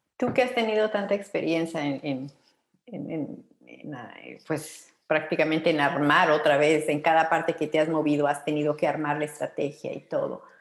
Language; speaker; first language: Spanish; native; Spanish